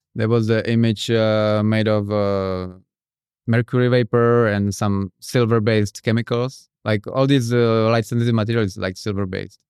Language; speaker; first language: English; non-native, fluent; Czech